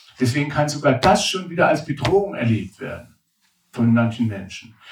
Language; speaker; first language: German; native; German